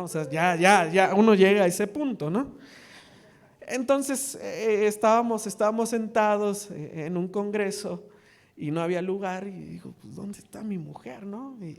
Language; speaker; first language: Spanish; native; Spanish